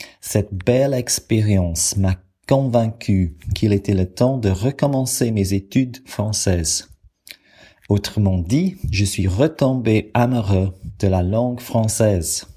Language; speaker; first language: French; non-native, fluent; English